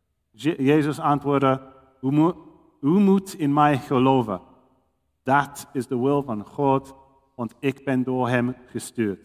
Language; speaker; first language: Dutch; non-native, learner; English